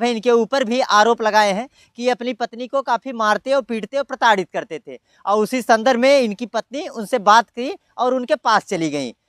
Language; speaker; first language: Hindi; native; Hindi